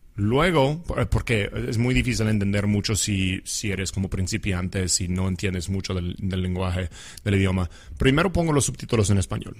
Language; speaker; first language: Spanish; non-native, fluent; English